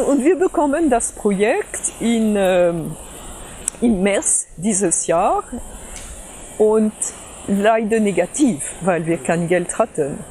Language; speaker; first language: German; non-native, fluent; French